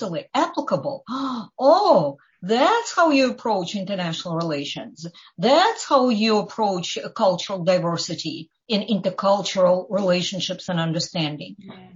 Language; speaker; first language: English; non-native, fluent; Ukrainian